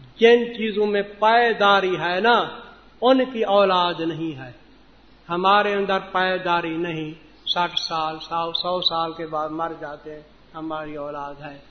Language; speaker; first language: Urdu; non-native, local second language; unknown